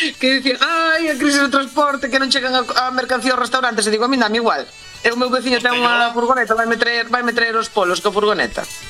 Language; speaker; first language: Galician; native; Galician